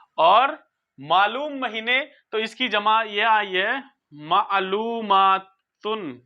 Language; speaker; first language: Urdu; native; Urdu